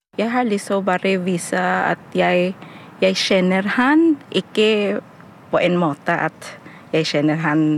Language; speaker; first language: Norwegian; non-native, fluent; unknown